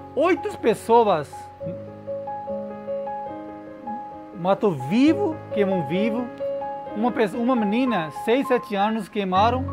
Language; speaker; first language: Portuguese; non-native, learner; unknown